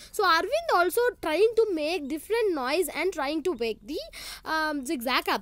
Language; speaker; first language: English; non-native, local second language; Tamil